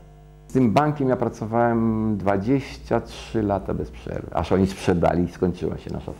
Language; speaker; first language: Polish; early bilingual, heritage; Polish